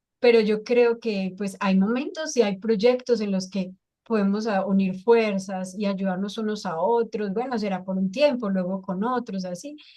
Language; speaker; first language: Spanish; native; Spanish